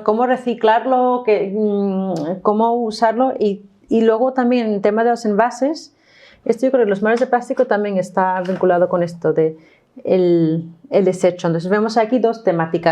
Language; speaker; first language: Spanish; non-native, fluent; English